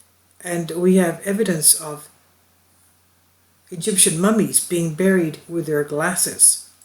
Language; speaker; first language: English; non-native, fluent; Greek